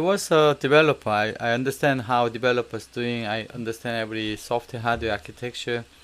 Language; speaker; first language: English; non-native, learner; Korean